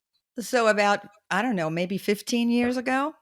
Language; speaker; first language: English; native; English